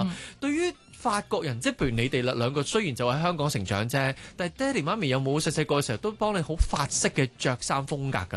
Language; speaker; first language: Cantonese; native; Cantonese